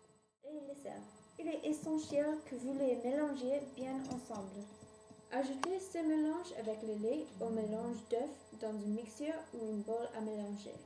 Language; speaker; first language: French; non-native, learner; English